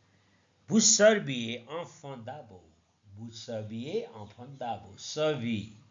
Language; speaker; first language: French; non-native, learner; Nepali